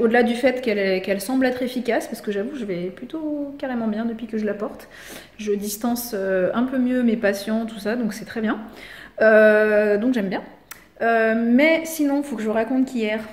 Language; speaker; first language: French; native; French